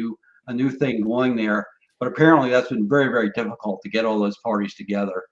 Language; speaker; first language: English; native; English